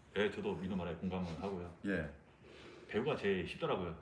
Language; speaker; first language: Korean; native; Korean